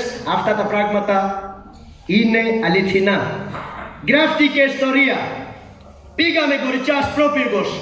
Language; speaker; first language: Greek; non-native, learner; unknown